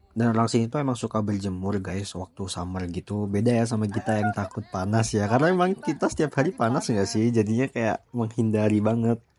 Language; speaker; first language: Indonesian; native; Indonesian